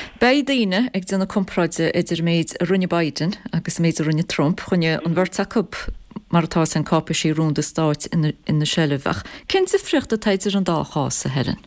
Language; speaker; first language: Irish; native; Irish